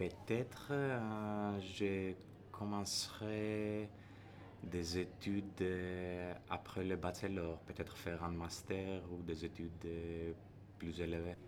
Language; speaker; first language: French; non-native, learner; Greek